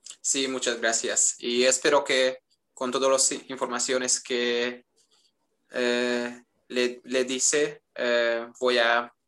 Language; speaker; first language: Spanish; non-native, learner; Hungarian